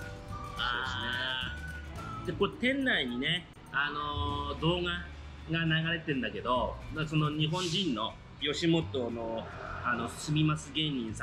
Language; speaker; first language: Japanese; native; Japanese